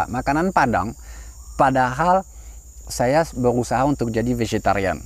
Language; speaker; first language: Indonesian; non-native, fluent; French